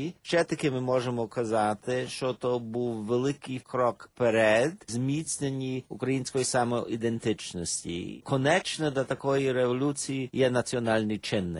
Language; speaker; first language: Ukrainian; early bilingual, heritage; Ukrainian